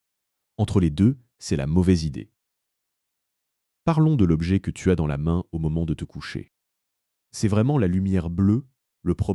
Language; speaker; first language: French; native; French